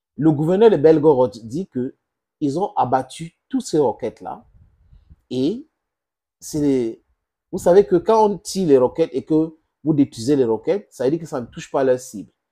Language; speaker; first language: French; non-native, local second language; English